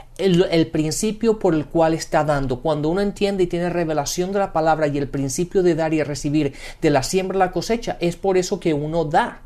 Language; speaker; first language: Spanish; early bilingual, heritage; Spanish